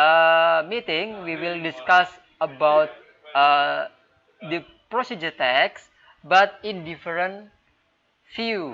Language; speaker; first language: English; non-native, fluent; Indonesian